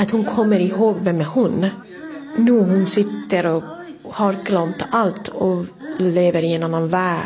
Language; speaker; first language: Swedish; non-native, fluent; Persian